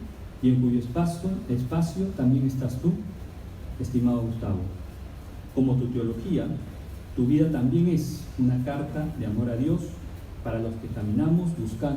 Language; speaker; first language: Spanish; native; Spanish